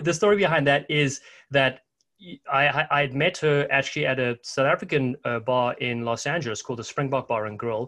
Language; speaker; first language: English; native; English